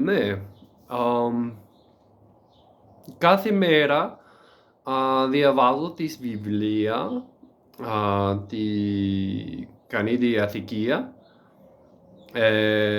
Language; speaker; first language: Greek; non-native, learner; English